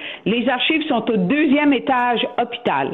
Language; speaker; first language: French; native; French